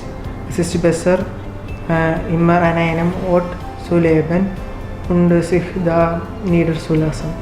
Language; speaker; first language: German; non-native, learner; Malayalam